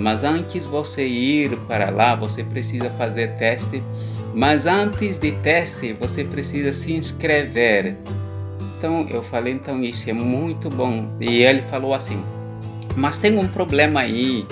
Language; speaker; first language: Portuguese; non-native, local second language; Upper Guinea Crioulo